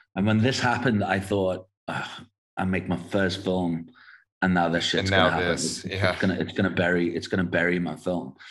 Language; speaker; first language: English; native; English